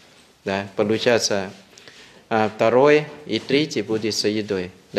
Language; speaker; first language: Russian; non-native, fluent; Thai